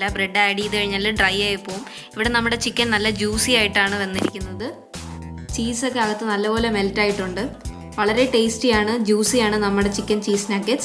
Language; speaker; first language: Malayalam; native; Malayalam